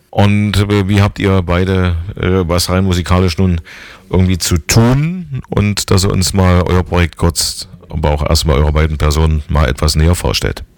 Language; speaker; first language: German; native; German